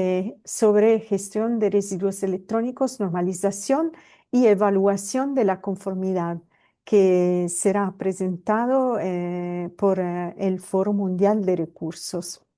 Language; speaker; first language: Spanish; non-native, fluent; Italian